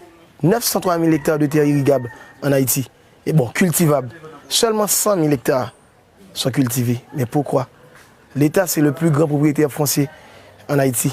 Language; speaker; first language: French; non-native, local second language; Haitian Creole